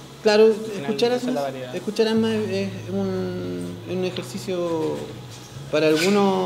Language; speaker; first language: Spanish; native; Spanish